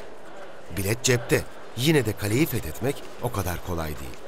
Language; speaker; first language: Turkish; native; Turkish